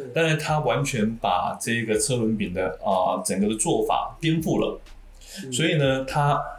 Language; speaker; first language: Chinese; native; Chinese